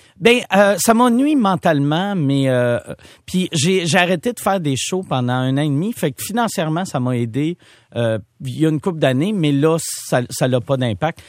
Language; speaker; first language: French; native; French